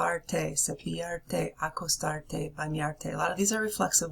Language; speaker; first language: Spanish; non-native, fluent; English